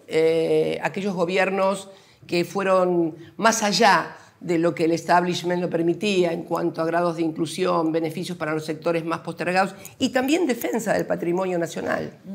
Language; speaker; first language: Spanish; native; Spanish